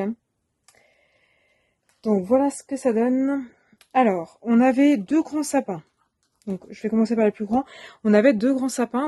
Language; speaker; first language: French; native; French